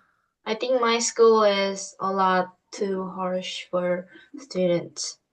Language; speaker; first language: English; non-native, fluent; Korean